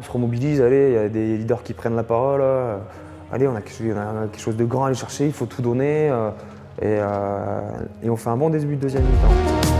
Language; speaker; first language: French; native; French